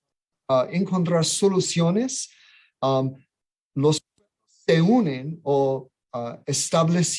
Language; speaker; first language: Spanish; non-native, fluent; English